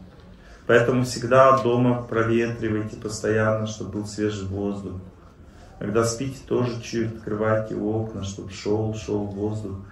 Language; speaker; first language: Russian; native; Russian